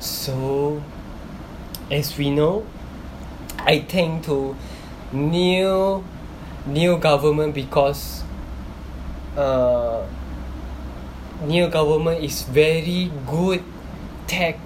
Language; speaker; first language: English; non-native, local second language; Malay